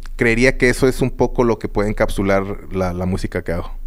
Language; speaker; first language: Spanish; native; Spanish